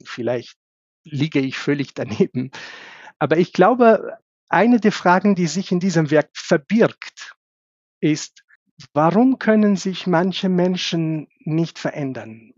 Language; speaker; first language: German; non-native, fluent; Central Kurdish